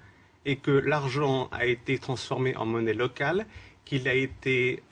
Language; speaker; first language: French; native; French